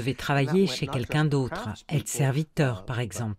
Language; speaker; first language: French; native; French